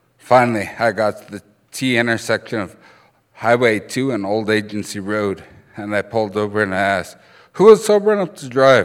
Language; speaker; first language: English; early bilingual, other home language; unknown